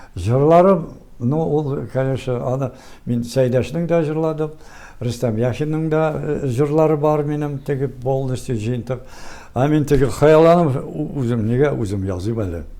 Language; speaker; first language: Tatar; early bilingual, heritage; Tatar